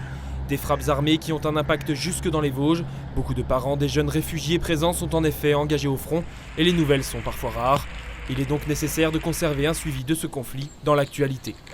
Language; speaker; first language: French; native; French